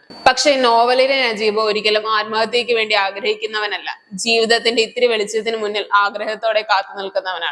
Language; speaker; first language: Malayalam; native; Malayalam